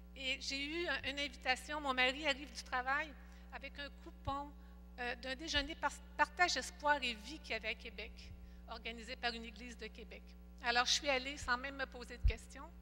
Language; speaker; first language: French; native; French